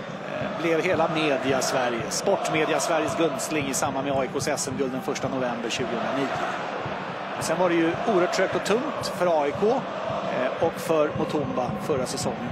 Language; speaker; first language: Swedish; native; Swedish